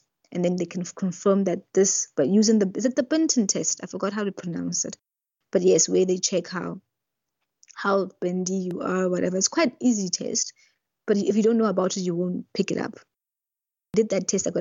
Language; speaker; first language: English; non-native, local second language; Southern Sotho